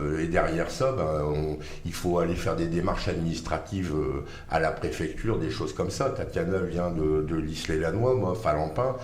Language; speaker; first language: French; native; French